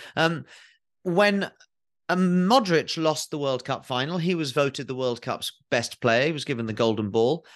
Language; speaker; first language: English; native; English